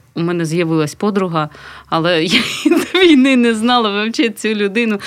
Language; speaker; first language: Ukrainian; native; Ukrainian